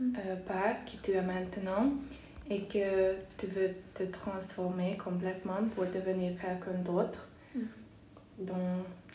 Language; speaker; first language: French; non-native, fluent; Hungarian